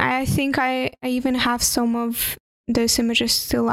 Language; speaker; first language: English; non-native, fluent; Russian